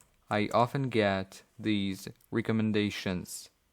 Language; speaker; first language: English; non-native, fluent; Polish